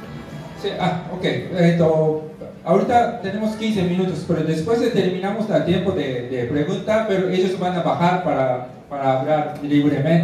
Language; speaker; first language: Spanish; non-native, learner; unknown